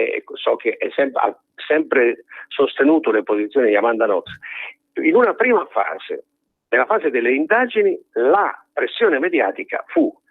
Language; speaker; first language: Italian; native; Italian